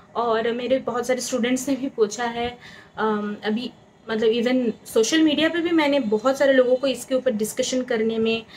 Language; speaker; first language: Hindi; non-native, local second language; Bangla